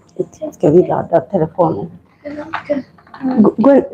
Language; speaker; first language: Swedish; non-native, fluent; Kikuyu